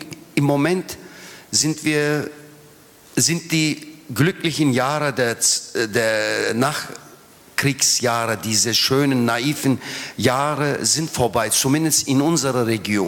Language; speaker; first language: German; non-native, fluent; Turkish